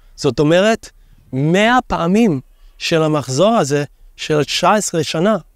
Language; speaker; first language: Hebrew; non-native, fluent; English